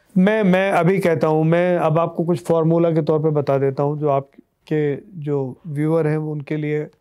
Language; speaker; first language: Hindi; native; Hindi